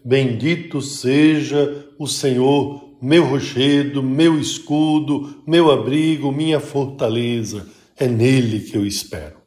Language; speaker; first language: Portuguese; native; Portuguese